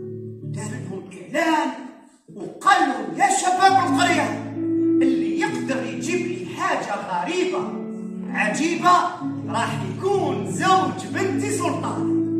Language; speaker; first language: Arabic; native; Arabic